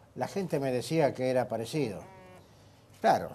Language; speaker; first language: Spanish; native; Spanish